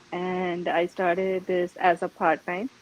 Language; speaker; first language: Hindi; non-native, local second language; Punjabi